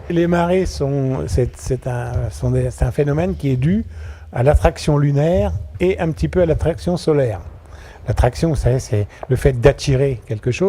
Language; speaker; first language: French; native; French